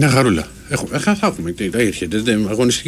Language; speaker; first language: Greek; native; Greek